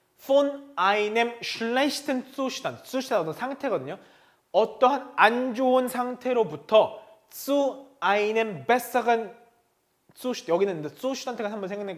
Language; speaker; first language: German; non-native, fluent; Korean